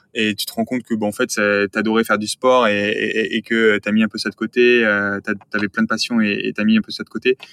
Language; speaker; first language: French; native; French